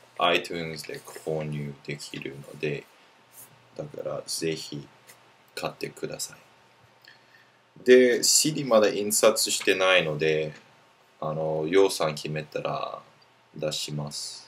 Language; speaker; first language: Japanese; non-native, learner; English